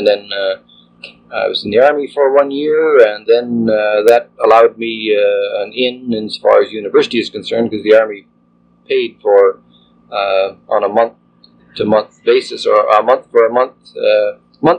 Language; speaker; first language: English; native; English